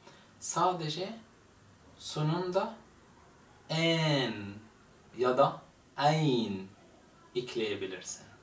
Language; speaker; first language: Turkish; non-native, fluent; Arabic